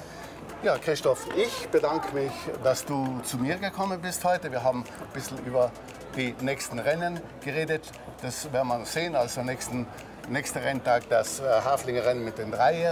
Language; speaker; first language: German; native; German